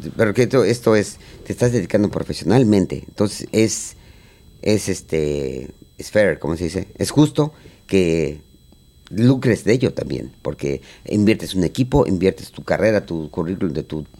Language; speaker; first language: Spanish; native; Spanish